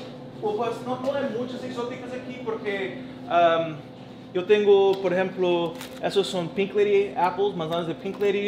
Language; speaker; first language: Spanish; non-native, learner; English